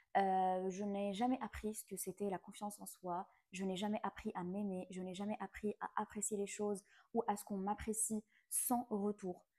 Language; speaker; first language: French; non-native, local second language; Arabic